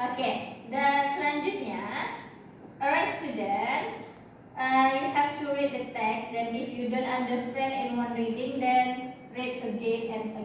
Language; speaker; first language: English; non-native, learner; Indonesian